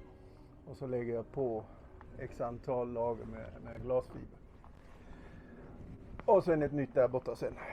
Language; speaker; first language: Swedish; native; Swedish